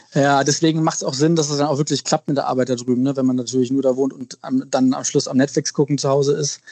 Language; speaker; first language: German; native; German